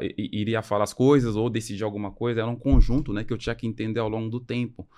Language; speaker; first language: Portuguese; early bilingual, other home language; French